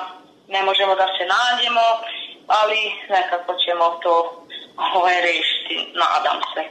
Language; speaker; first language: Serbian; non-native, local second language; Hungarian